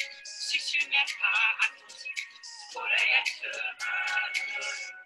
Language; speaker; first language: French; non-native, learner; English